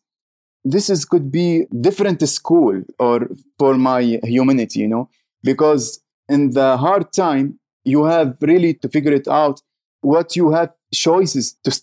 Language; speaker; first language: English; non-native, learner; Arabic